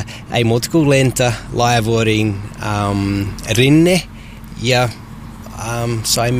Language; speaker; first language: Finnish; non-native, learner; English